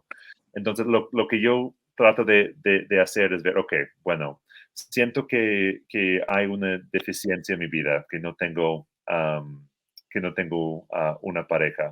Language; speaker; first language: Spanish; non-native, fluent; English